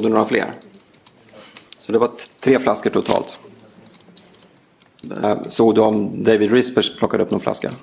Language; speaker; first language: Swedish; native; Swedish